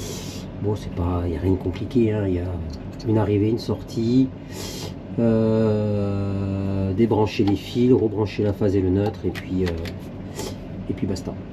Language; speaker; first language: French; native; French